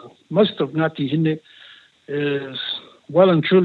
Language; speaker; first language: English; native; English